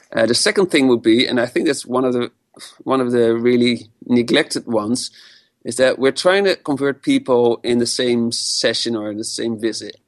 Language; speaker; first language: English; non-native, fluent; Dutch